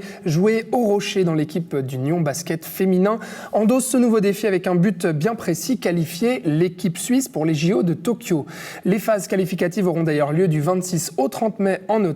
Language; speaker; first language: French; native; French